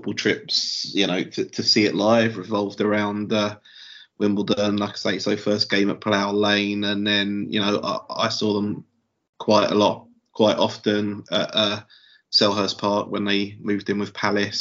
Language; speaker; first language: English; native; English